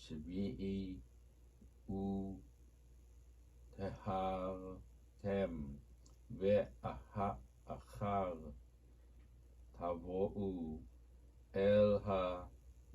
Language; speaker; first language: Hebrew; non-native, learner; Japanese